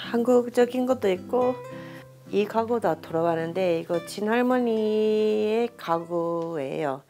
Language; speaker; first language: Korean; non-native, fluent; English